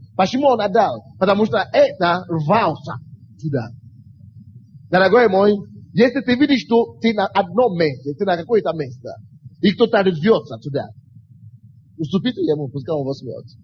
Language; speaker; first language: Russian; non-native, fluent; Yoruba